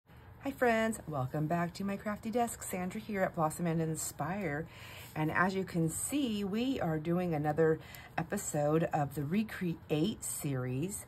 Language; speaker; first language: English; native; English